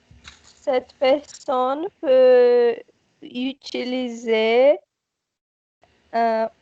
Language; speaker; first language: French; non-native, learner; Portuguese